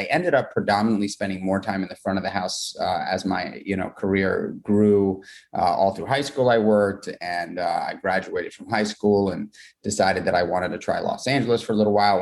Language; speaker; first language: English; native; English